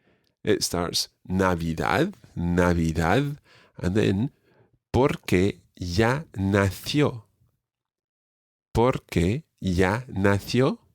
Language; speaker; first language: Spanish; non-native, fluent; English